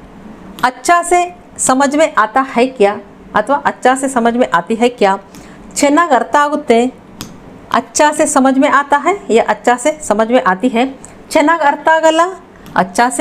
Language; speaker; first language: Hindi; non-native, local second language; Kannada